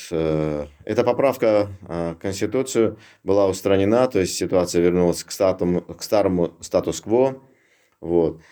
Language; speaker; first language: Russian; non-native, local second language; Uzbek